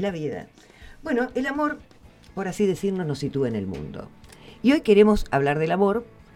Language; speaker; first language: Spanish; native; Spanish